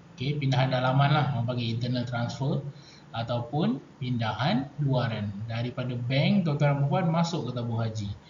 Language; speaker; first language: Malay; native; Malay